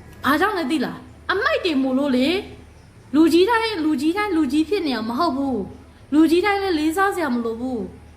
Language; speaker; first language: Burmese; native; Burmese